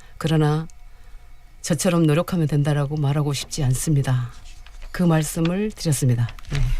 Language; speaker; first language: Korean; native; Korean